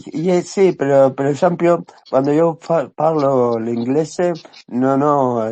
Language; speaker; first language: Italian; non-native, learner; Spanish